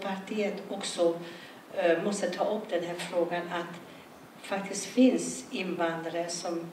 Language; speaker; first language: Swedish; non-native, fluent; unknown